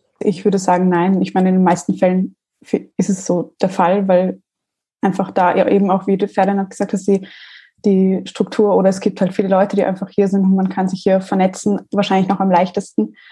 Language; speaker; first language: German; native; German